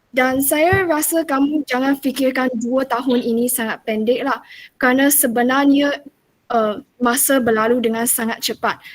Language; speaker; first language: Malay; non-native, local second language; Chinese